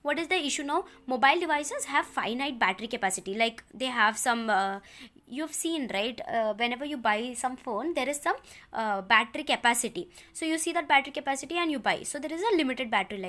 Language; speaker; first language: English; non-native, local second language; Telugu